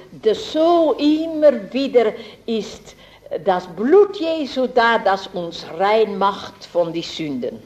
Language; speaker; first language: German; non-native, fluent; Dutch